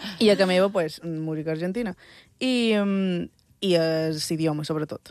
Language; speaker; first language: Catalan; early bilingual, other home language; Spanish